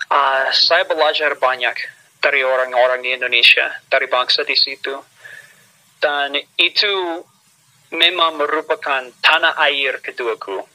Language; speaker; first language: Indonesian; non-native, fluent; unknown